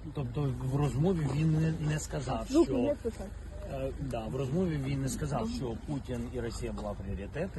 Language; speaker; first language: Ukrainian; non-native, local second language; Russian